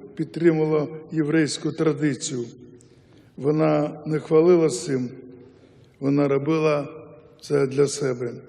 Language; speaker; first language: Ukrainian; non-native, local second language; Yiddish